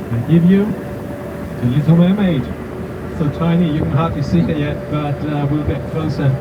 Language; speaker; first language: English; non-native, fluent; Danish